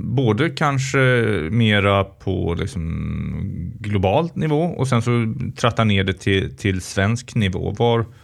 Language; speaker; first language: Swedish; native; Swedish